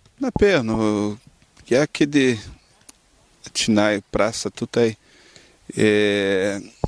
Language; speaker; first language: Polish; non-native, learner; Portuguese